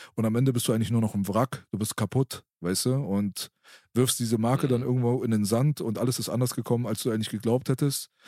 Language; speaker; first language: German; early bilingual, other home language; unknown